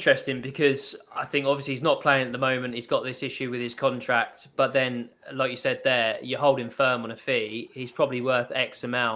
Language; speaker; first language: English; native; English